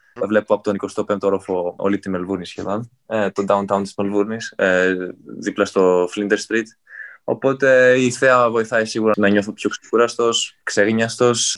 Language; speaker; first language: Greek; native; Greek